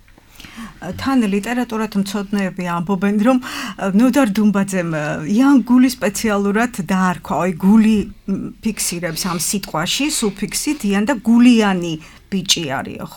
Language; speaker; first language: Georgian; native; Georgian